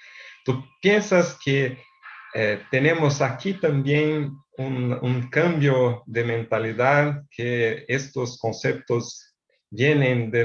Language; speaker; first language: Spanish; non-native, fluent; Portuguese